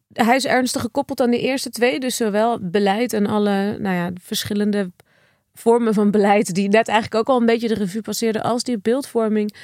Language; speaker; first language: Dutch; native; Dutch